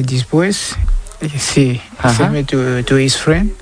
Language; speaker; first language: Spanish; non-native, learner; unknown